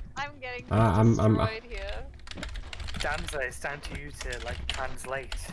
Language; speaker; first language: English; native; English